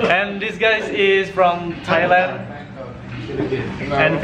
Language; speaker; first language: English; non-native, learner; Indonesian